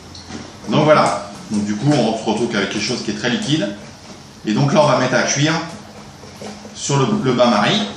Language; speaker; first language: French; native; French